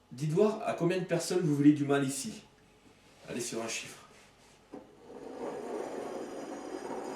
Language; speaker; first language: French; native; French